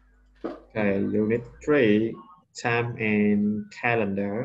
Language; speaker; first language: English; non-native, learner; Vietnamese